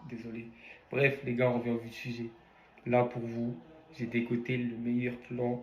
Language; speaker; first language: French; native; French